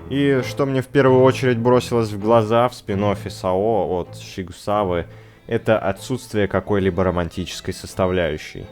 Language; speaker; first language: Russian; native; Russian